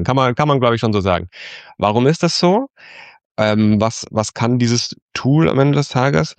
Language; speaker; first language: German; native; German